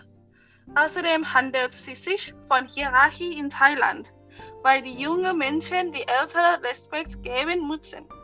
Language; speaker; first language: German; non-native, learner; Thai